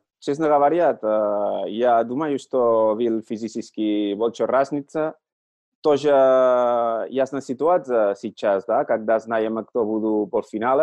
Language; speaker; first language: Russian; non-native, learner; Catalan